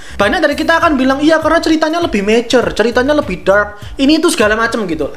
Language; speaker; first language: Indonesian; native; Indonesian